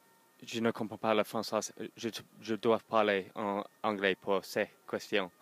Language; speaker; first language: French; non-native, learner; English